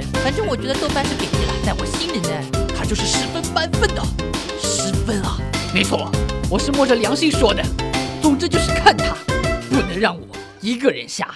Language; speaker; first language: Chinese; native; Chinese